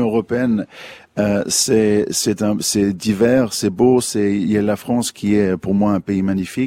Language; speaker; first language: French; early bilingual, other home language; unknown